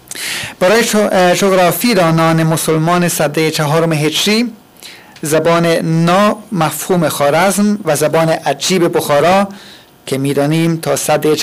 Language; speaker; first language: Persian; non-native, fluent; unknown